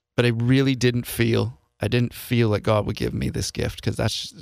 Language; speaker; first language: English; native; English